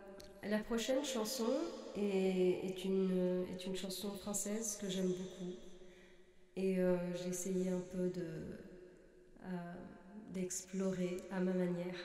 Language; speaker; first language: French; non-native, local second language; Arabic